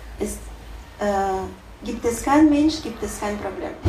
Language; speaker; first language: German; non-native, learner; Russian